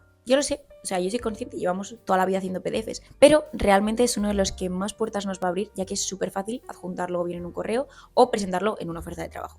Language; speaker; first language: Spanish; native; Spanish